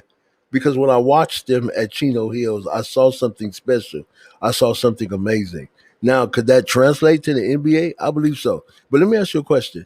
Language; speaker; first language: English; native; English